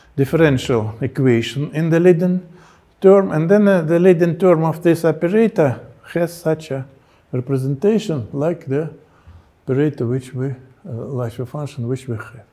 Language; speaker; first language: English; non-native, fluent; Russian